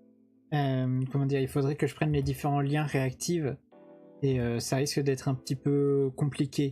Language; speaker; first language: French; native; French